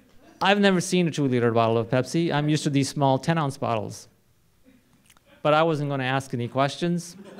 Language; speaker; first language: English; non-native, local second language; Hindi